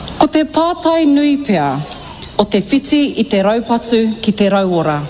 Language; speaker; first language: Māori; native; Māori